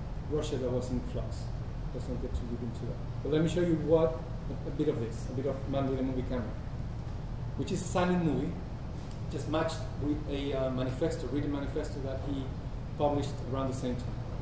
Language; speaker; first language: English; early bilingual, other home language; Spanish